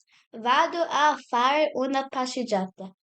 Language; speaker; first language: Italian; non-native, learner; Serbian